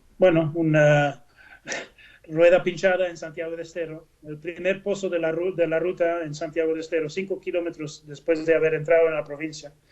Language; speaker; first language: Spanish; non-native, fluent; Dutch